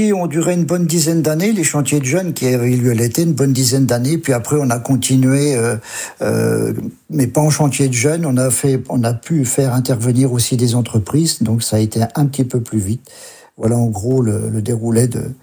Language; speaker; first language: French; native; French